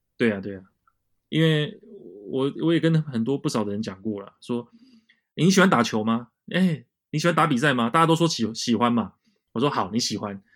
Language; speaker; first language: Chinese; native; Chinese